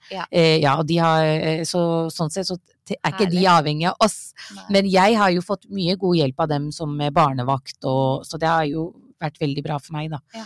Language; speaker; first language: Norwegian; early bilingual, other home language; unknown